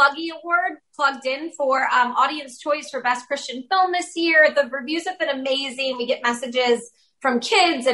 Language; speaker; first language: English; native; English